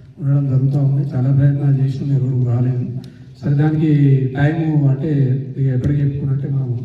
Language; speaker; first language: Telugu; native; Telugu